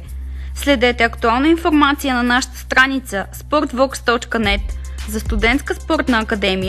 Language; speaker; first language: Bulgarian; native; Bulgarian